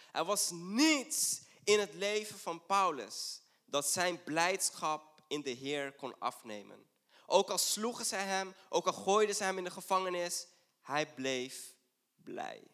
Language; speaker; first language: Dutch; non-native, fluent; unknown